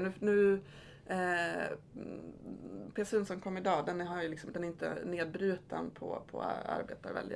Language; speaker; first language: Swedish; native; Swedish